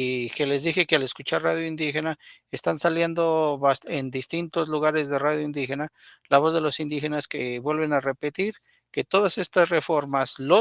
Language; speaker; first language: Spanish; native; Spanish